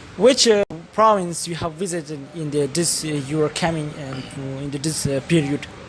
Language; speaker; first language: English; non-native, learner; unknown